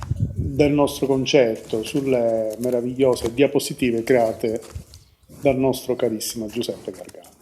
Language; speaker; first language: Italian; native; Italian